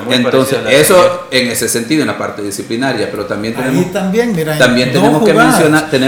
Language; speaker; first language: Spanish; native; Spanish